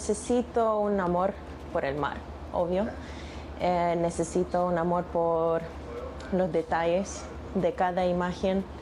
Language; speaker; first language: Spanish; non-native, learner; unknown